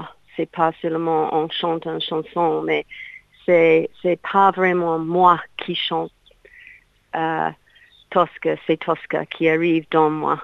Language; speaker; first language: French; non-native, learner; English